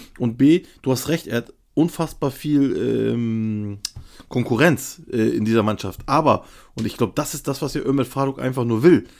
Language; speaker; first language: German; early bilingual, other home language; Turkish